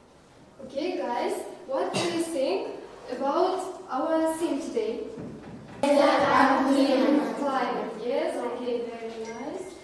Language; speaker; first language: English; non-native, learner; Kazakh